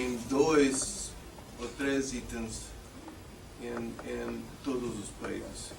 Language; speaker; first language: Portuguese; non-native, fluent; English